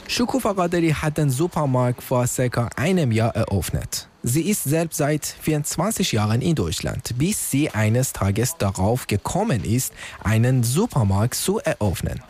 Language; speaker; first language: German; non-native, fluent; Persian